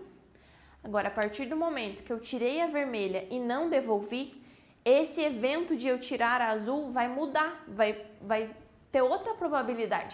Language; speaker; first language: Portuguese; native; Portuguese